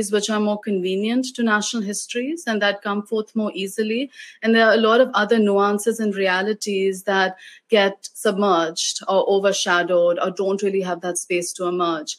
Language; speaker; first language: English; non-native, local second language; Urdu